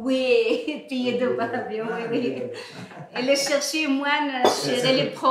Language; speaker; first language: French; non-native, learner; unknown